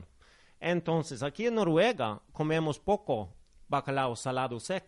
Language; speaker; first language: Spanish; non-native, fluent; Norwegian